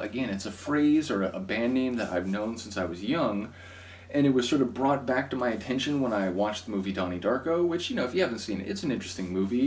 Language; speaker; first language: English; native; English